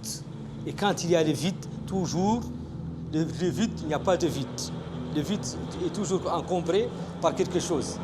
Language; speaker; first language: French; non-native, local second language; Arabic